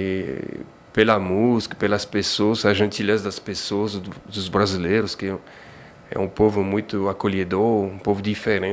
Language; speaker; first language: Portuguese; non-native, fluent; French